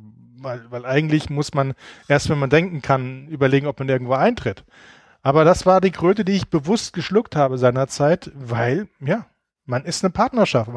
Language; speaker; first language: German; native; German